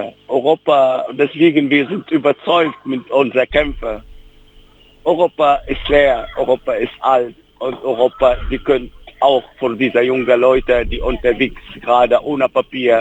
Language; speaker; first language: German; non-native, fluent; Arabic